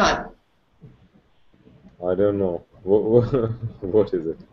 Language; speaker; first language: English; non-native, learner; Russian